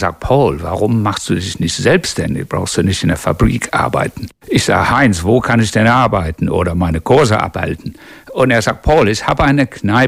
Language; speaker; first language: German; non-native, fluent; English